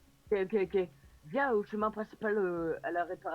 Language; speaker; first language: French; native; French